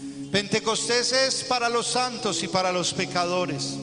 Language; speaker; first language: Spanish; native; Spanish